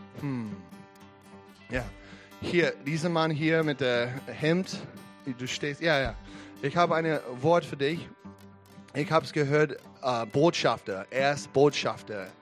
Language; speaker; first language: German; non-native, fluent; English